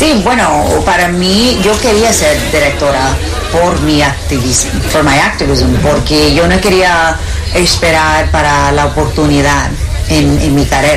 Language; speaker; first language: Spanish; early bilingual, heritage; English